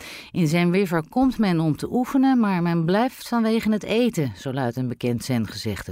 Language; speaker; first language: Dutch; native; Dutch